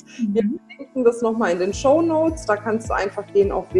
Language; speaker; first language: German; native; German